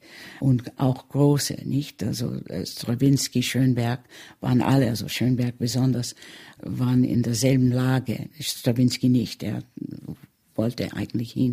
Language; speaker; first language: German; early bilingual, heritage; German